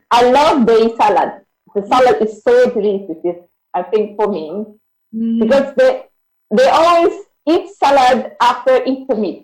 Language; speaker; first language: English; non-native, learner; Indonesian